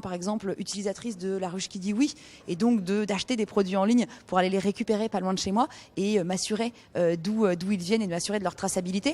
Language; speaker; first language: French; native; French